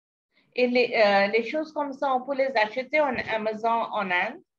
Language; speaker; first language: French; non-native, fluent; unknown